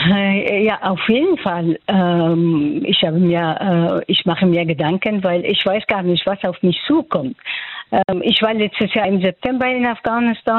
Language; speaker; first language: German; non-native, fluent; Persian